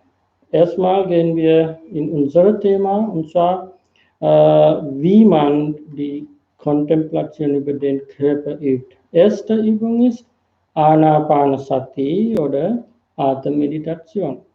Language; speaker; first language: German; non-native, fluent; Sinhala